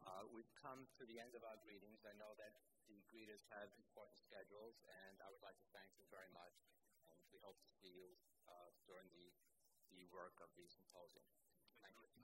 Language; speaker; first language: English; native; English